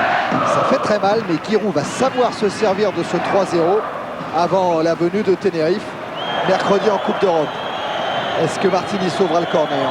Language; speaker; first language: French; native; French